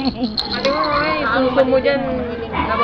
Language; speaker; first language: Filipino; native; Filipino